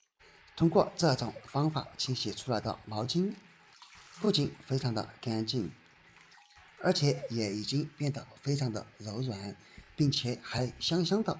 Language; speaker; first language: Chinese; native; Chinese